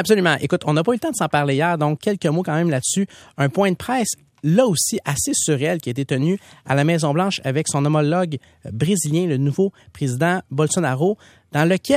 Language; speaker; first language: French; native; French